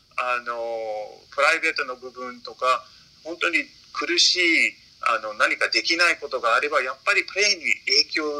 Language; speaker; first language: Japanese; non-native, fluent; English